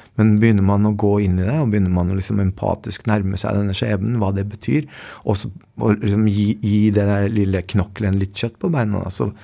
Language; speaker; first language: Norwegian; early bilingual, other home language; Spanish